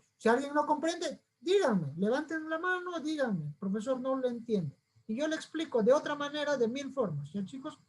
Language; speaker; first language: Spanish; native; Spanish